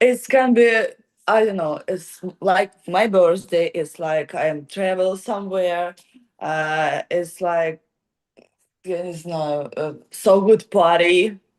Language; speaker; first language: English; non-native, learner; Ukrainian